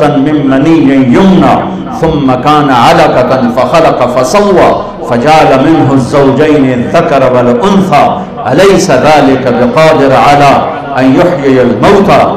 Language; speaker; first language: Urdu; non-native, local second language; Punjabi